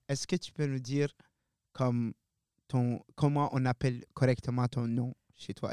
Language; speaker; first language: French; native; French